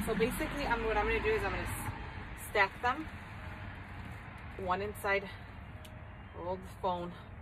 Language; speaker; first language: English; early bilingual, other home language; Spanish